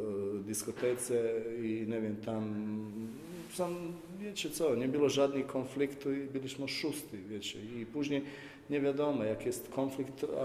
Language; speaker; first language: Polish; non-native, fluent; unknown